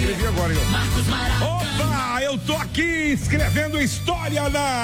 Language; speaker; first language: Portuguese; native; Portuguese